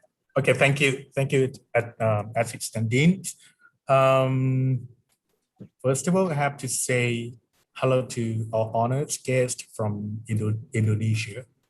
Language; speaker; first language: English; non-native, fluent; Thai